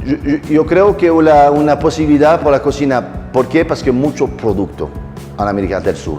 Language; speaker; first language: Spanish; non-native, learner; French